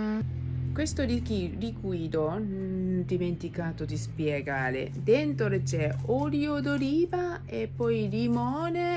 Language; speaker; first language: Italian; non-native, learner; Japanese